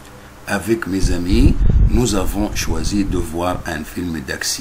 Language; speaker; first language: French; non-native, fluent; Arabic